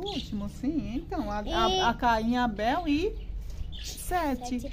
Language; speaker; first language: Portuguese; native; Portuguese